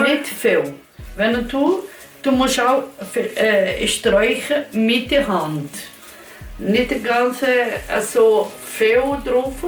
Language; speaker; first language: German; non-native, learner; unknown